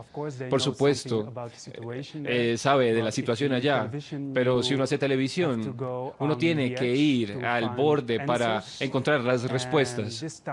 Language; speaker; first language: Spanish; non-native, fluent; Dutch